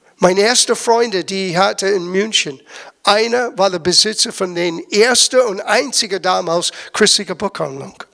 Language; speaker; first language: German; non-native, fluent; English